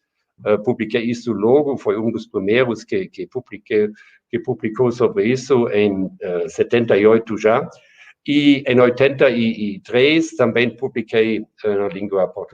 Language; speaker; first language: Portuguese; non-native, fluent; German